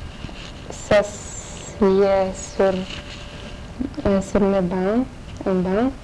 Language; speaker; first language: French; non-native, learner; Polish